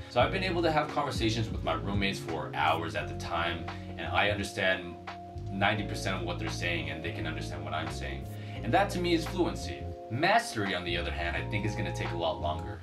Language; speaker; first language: English; native; English